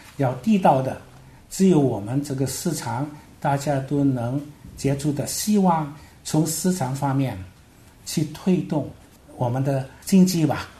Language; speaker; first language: Chinese; non-native, local second language; Hakka Chinese